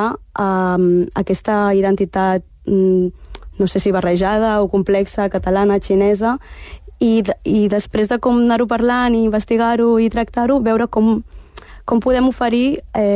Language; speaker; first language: Catalan; early bilingual, heritage; Catalan